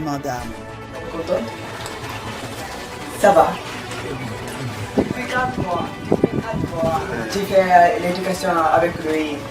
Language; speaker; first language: French; non-native, learner; Japanese